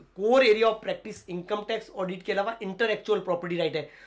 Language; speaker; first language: Hindi; native; Hindi